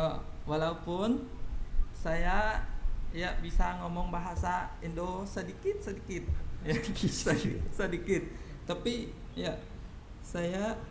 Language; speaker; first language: Indonesian; non-native, learner; Khmer